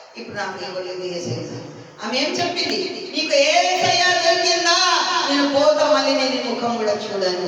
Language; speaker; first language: Telugu; non-native, learner; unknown